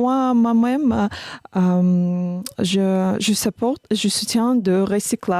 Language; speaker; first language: French; non-native, learner; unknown